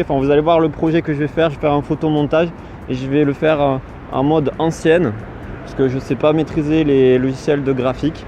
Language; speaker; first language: French; native; French